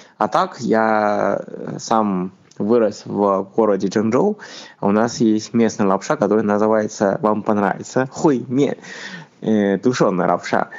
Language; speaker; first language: Russian; non-native, fluent; Chinese